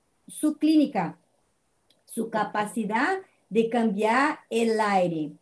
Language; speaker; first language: Spanish; non-native, fluent; Portuguese